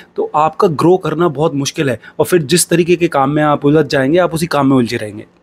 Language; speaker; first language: Hindi; native; Hindi